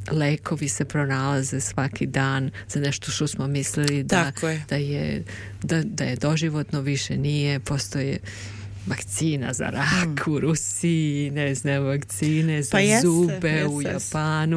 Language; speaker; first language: Serbian; native; Serbian